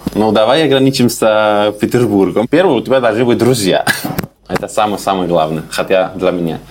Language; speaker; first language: Russian; non-native, fluent; Spanish